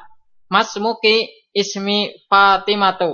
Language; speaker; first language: Arabic; non-native, learner; Indonesian